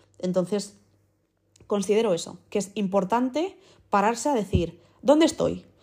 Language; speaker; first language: Spanish; early bilingual, other home language; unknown